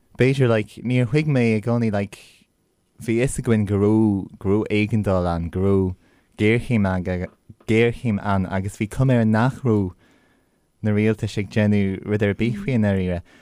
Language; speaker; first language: Irish; non-native, local second language; English